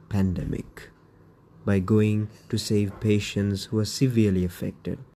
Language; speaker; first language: English; non-native, local second language; Tamil